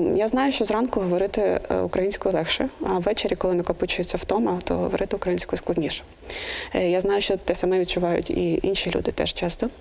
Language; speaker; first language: Ukrainian; non-native, local second language; Russian